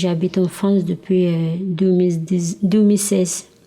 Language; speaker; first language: French; non-native, learner; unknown